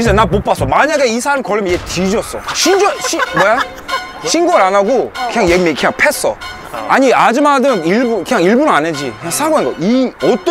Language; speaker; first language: Korean; non-native, learner; English